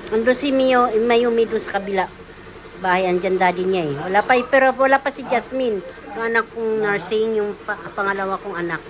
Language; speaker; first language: Filipino; native; Filipino